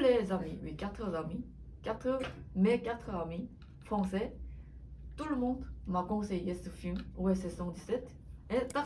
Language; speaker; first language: French; non-native, learner; Korean